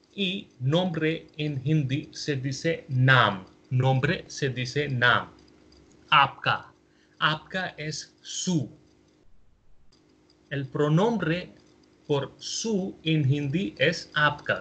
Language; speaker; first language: Spanish; non-native, fluent; Hindi